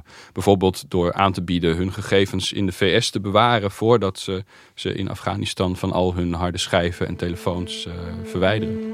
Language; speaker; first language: Dutch; native; Dutch